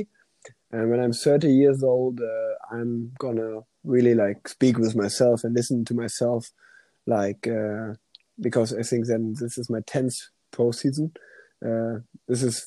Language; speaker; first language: English; non-native, fluent; German